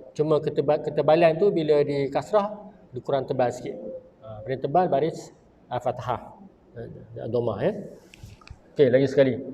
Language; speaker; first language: Malay; native; Malay